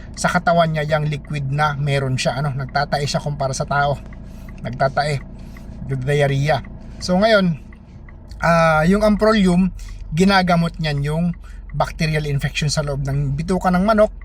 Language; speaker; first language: Filipino; non-native, local second language; Bikol